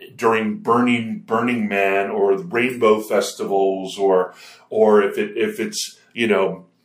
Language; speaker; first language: English; native; English